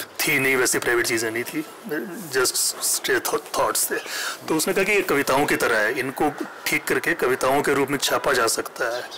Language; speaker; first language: Hindi; non-native, local second language; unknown